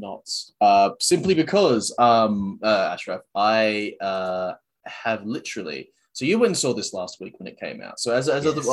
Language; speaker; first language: English; native; English